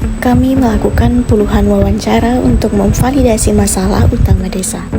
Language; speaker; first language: Indonesian; native; Indonesian